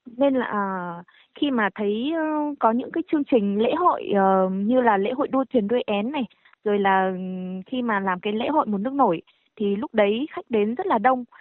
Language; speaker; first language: Vietnamese; non-native, local second language; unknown